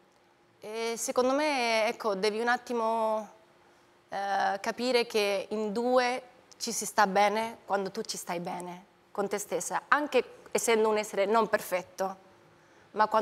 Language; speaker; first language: Italian; non-native, fluent; Spanish